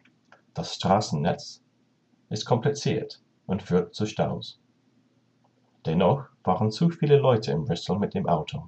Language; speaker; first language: German; non-native, learner; English